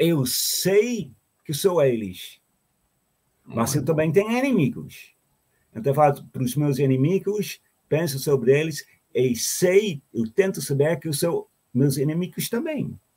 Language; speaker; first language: Portuguese; non-native, fluent; Dutch